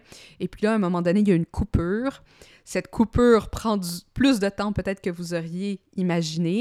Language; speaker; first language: French; native; French